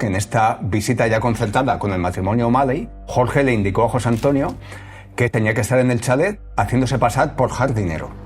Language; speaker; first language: Spanish; native; Spanish